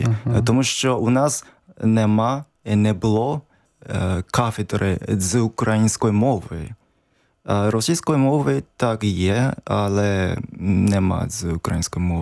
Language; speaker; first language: Ukrainian; non-native, fluent; Japanese